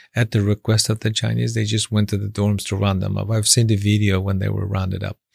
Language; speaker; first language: English; non-native, fluent; Chinese